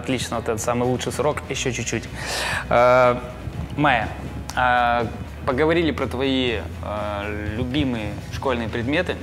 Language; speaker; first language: Russian; native; Russian